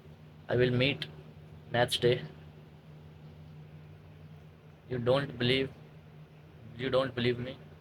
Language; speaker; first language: English; non-native, learner; Hindi